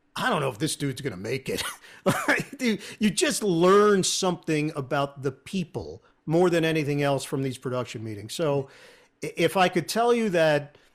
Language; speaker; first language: English; native; English